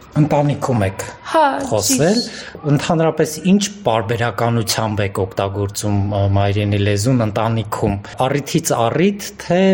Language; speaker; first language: Armenian; native; Armenian